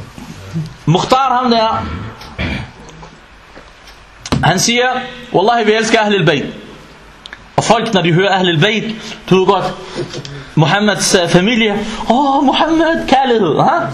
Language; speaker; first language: Danish; non-native, fluent; Arabic